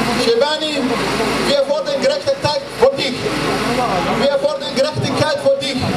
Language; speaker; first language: German; non-native, fluent; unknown